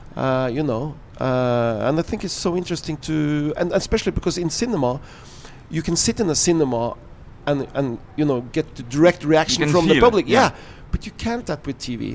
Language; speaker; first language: English; non-native, fluent; Norwegian